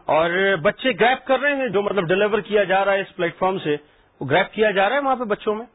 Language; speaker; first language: Urdu; native; Urdu